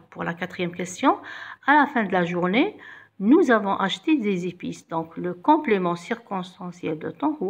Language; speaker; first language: French; non-native, local second language; Arabic